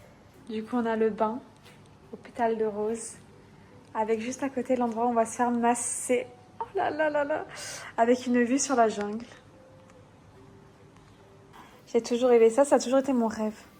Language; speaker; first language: French; native; French